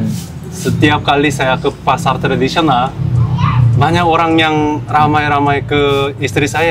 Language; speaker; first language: Indonesian; non-native, fluent; Korean